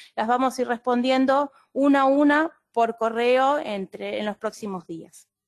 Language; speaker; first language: Spanish; native; Spanish